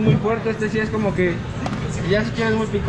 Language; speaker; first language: Spanish; native; Spanish